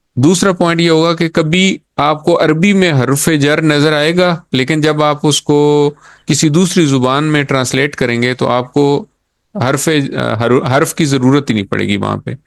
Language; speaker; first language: Urdu; native; Urdu